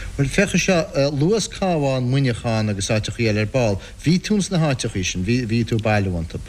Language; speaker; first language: Irish; native; Irish